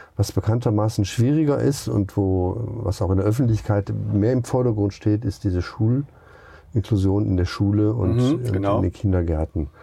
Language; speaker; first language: German; native; German